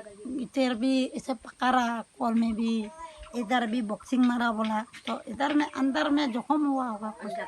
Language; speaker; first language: Hindi; non-native, local second language; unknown